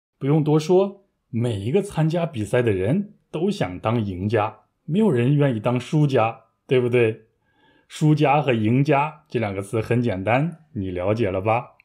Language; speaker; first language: Chinese; native; Chinese